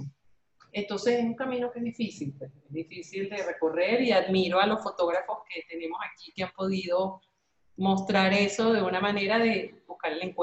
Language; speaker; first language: Spanish; native; Spanish